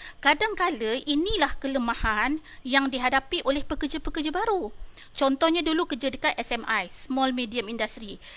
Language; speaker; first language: Malay; native; Malay